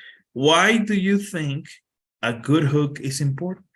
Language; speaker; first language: English; non-native, fluent; Spanish